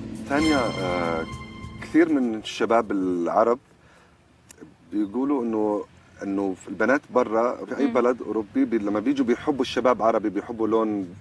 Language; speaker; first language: Arabic; native; Arabic